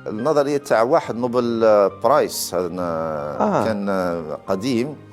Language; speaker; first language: Arabic; native; Arabic